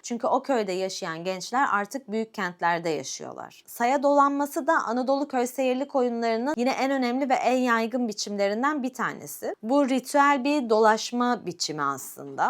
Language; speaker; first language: Turkish; native; Turkish